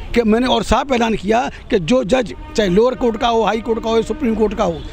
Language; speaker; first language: Hindi; native; Hindi